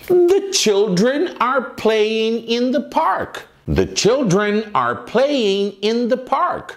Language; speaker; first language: English; non-native, fluent; Portuguese